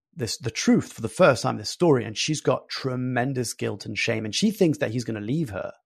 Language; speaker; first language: English; early bilingual, other home language; French